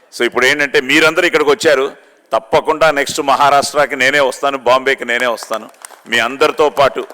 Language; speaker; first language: Telugu; native; Telugu